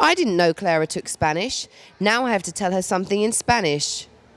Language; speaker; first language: English; native; English